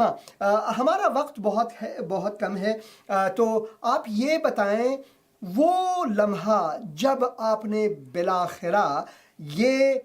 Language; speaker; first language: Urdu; non-native, fluent; Persian